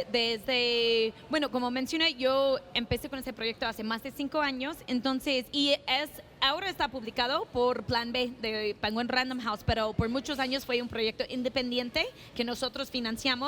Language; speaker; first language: Spanish; non-native, fluent; English